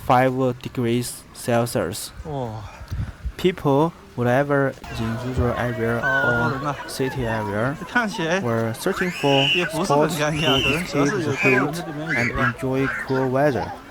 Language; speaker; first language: English; non-native, fluent; Chinese